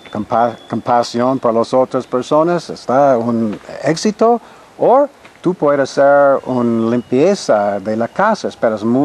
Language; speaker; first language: Spanish; non-native, fluent; English